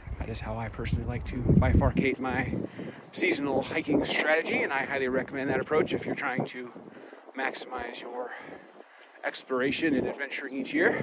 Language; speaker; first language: English; native; English